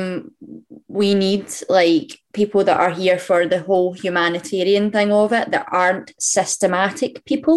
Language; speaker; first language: English; native; English